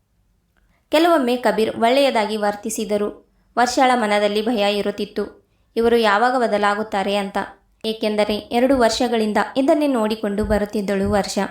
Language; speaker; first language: Kannada; native; Kannada